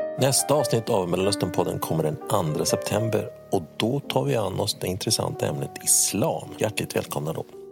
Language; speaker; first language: Swedish; native; Swedish